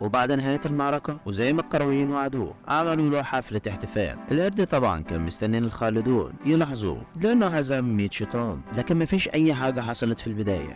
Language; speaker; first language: Arabic; native; Arabic